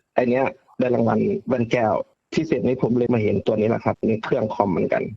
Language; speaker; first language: Thai; native; Thai